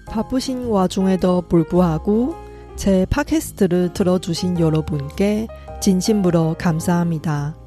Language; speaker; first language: Korean; non-native, fluent; Chinese